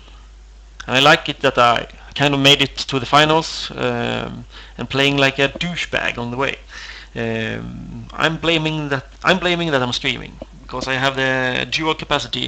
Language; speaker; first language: English; non-native, fluent; Swedish